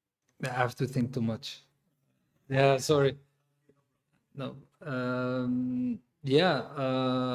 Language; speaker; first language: English; non-native, fluent; Dutch